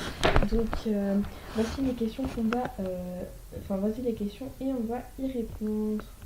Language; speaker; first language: French; native; French